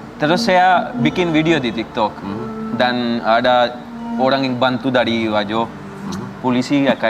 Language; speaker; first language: Indonesian; non-native, fluent; Hindi